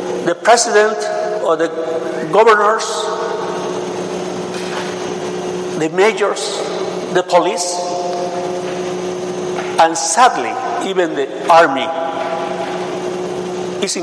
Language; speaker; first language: English; non-native, fluent; Spanish